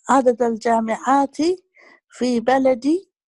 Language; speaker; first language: Arabic; non-native, learner; Tigrinya